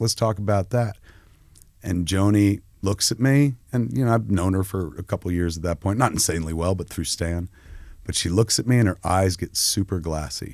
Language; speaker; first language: English; native; English